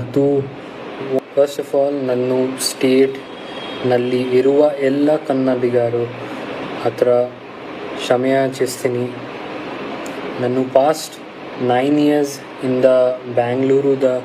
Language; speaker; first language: Kannada; non-native, local second language; Hindi